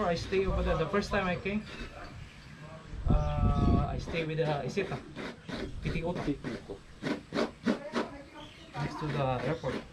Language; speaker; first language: English; non-native, learner; Filipino